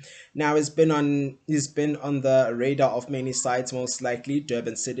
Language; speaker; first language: English; non-native, local second language; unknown